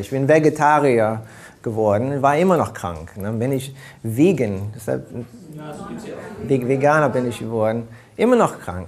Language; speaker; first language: German; early bilingual, heritage; German